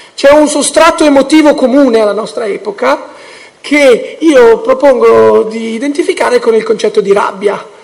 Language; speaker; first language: Italian; early bilingual, heritage; Italian